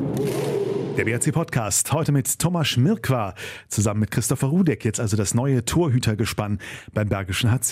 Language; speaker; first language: German; native; German